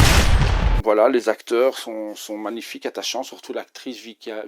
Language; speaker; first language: French; native; French